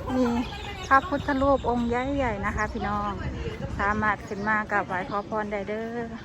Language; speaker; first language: Thai; native; Thai